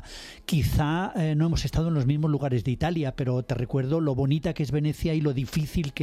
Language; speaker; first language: Spanish; native; Spanish